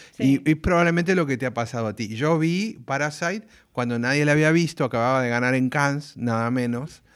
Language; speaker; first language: Spanish; native; Spanish